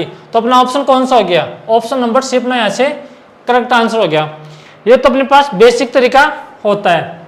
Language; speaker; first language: Hindi; native; Hindi